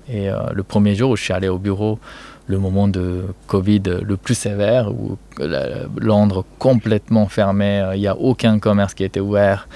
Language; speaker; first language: French; non-native, fluent; Japanese